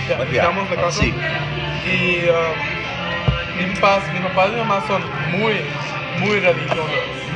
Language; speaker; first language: Spanish; early bilingual, heritage; Spanish